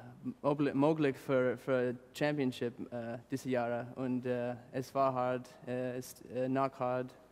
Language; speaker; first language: German; non-native, learner; English